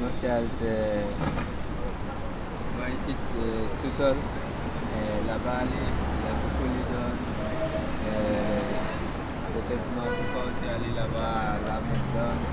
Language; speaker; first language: French; non-native, learner; Bangla